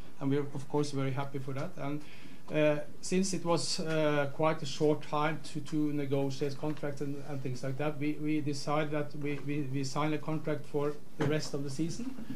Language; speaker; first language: English; non-native, fluent; Norwegian